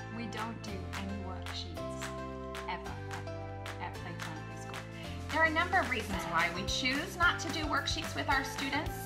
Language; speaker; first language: English; native; English